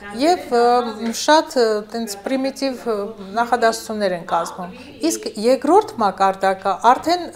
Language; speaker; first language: Armenian; non-native, local second language; Georgian